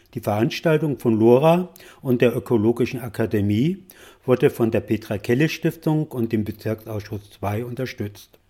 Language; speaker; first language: German; native; German